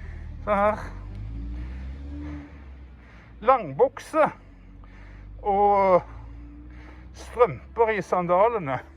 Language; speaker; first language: Norwegian; native; Norwegian